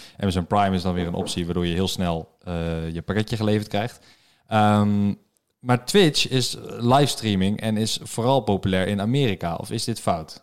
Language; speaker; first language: Dutch; native; Dutch